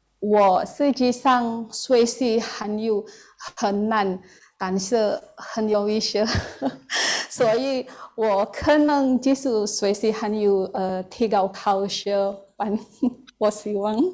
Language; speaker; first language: Chinese; non-native, learner; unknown